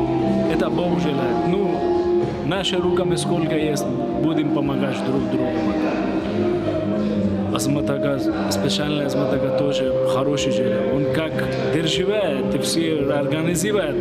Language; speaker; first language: Russian; non-native, learner; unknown